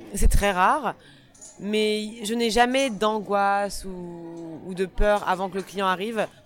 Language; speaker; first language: French; native; French